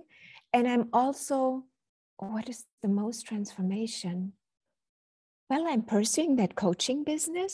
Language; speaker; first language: English; non-native, fluent; German